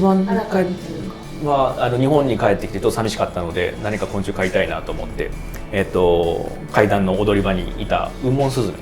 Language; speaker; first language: Japanese; native; Japanese